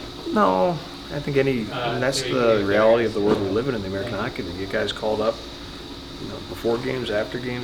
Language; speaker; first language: English; native; English